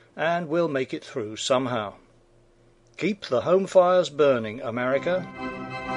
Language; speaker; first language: English; native; English